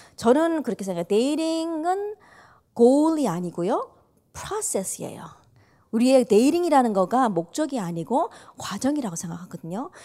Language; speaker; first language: Korean; early bilingual, heritage; Korean